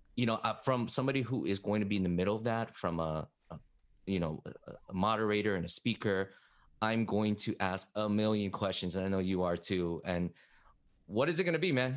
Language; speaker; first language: English; native; English